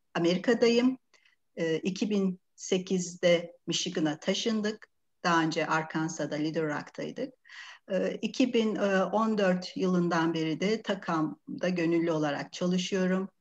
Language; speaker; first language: Turkish; native; Turkish